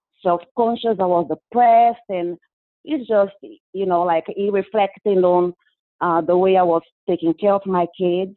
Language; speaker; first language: English; non-native, fluent; Portuguese